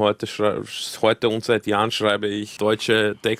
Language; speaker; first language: German; early bilingual, other home language; Croatian